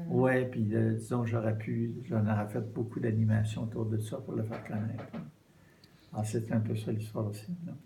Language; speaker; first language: French; native; French